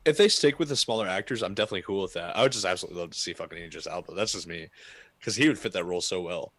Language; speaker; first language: English; native; English